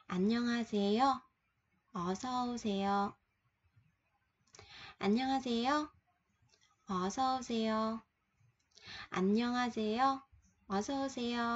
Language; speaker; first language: Korean; non-native, fluent; Vietnamese